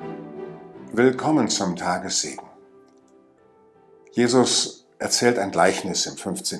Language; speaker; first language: German; native; German